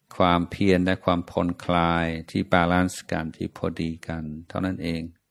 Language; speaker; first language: Thai; non-native, fluent; English